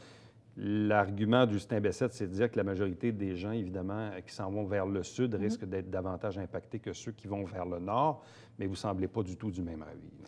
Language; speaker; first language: French; native; French